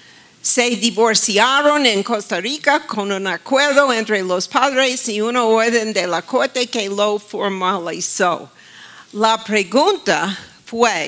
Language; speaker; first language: Spanish; non-native, fluent; English